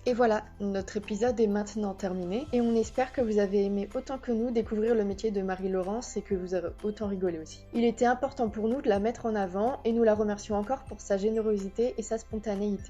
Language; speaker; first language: French; native; French